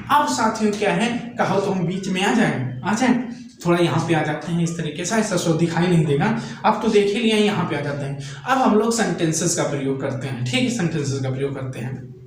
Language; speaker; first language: Hindi; native; Hindi